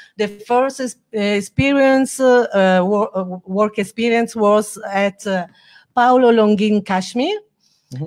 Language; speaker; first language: English; non-native, learner; Italian